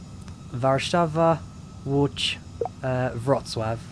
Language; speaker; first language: Polish; non-native, learner; English